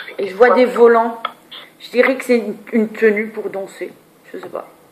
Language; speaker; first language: French; native; French